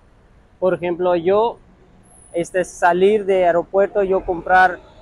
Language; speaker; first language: Spanish; non-native, learner; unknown